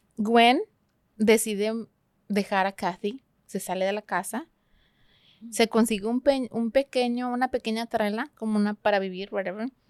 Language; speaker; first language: Spanish; early bilingual, heritage; Spanish